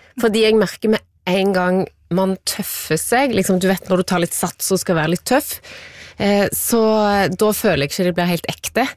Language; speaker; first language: Norwegian; native; Norwegian